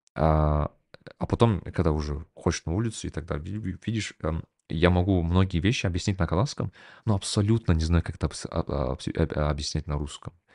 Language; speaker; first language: Russian; non-native, local second language; Kazakh